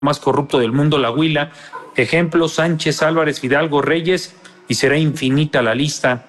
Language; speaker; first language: Spanish; native; Spanish